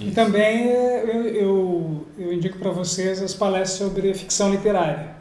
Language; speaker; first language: Portuguese; native; Portuguese